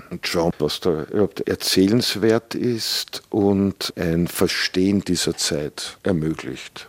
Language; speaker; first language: German; native; German